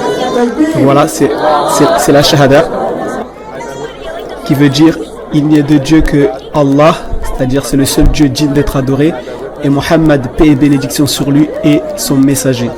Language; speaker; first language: French; native; French